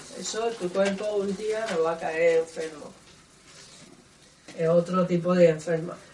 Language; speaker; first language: Spanish; non-native, learner; Chinese